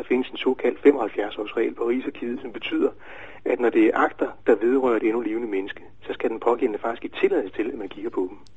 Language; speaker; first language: Danish; native; Danish